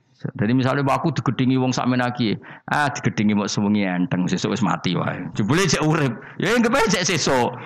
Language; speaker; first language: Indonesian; non-native, local second language; Javanese